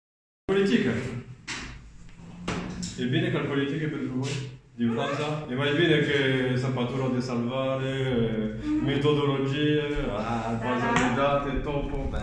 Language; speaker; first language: Romanian; non-native, learner; French